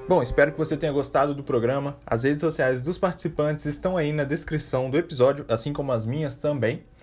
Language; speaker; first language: Portuguese; native; Portuguese